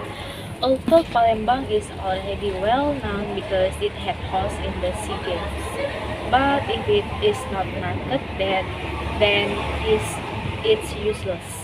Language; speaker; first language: English; non-native, learner; Indonesian